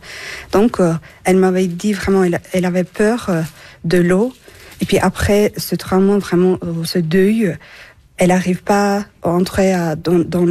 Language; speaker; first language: French; non-native, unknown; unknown